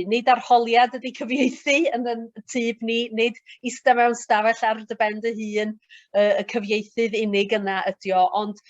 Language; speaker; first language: Welsh; native; Welsh